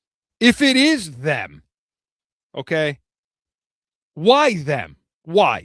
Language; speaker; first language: English; native; English